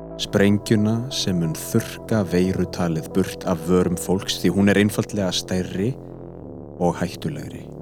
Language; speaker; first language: Icelandic; native; Icelandic